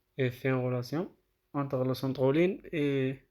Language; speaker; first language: French; non-native, local second language; Arabic